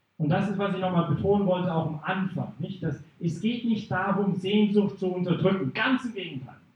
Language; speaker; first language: German; non-native, fluent; English